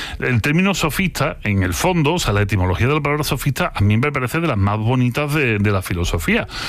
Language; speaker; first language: Spanish; native; Spanish